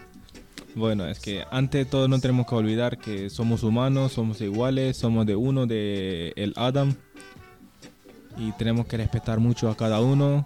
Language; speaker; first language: Spanish; non-native, learner; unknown